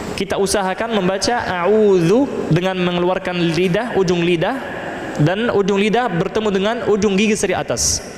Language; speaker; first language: Malay; non-native, fluent; Arabic